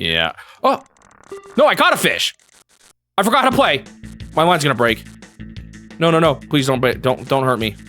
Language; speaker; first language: English; native; English